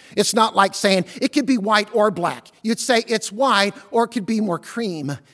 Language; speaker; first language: English; native; English